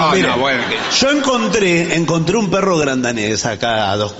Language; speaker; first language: Spanish; native; Spanish